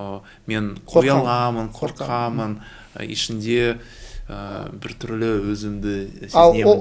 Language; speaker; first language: Kazakh; non-native, learner; Russian